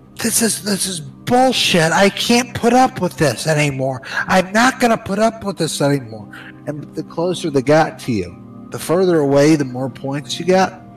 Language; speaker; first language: English; native; English